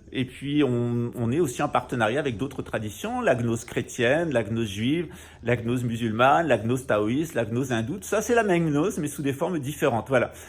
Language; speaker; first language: French; native; French